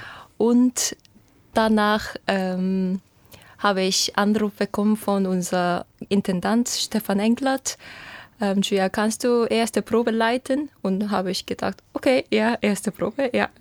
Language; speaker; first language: German; non-native, fluent; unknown